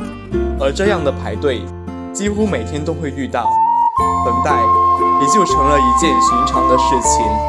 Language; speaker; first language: Chinese; native; Chinese